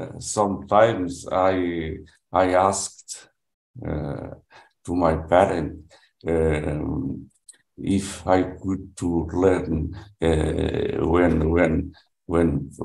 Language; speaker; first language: English; non-native, learner; Portuguese